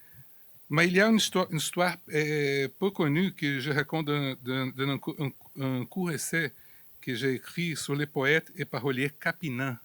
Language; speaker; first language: French; non-native, fluent; Portuguese